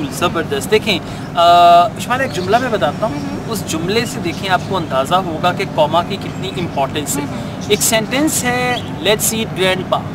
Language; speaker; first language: Urdu; native; Urdu